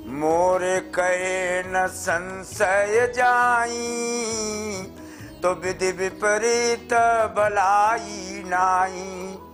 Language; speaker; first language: Hindi; native; Hindi